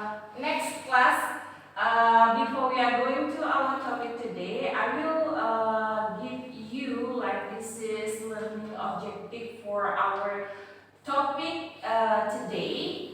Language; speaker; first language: English; non-native, fluent; Indonesian